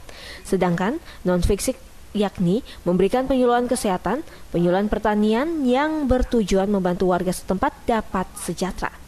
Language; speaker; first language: Indonesian; native; Indonesian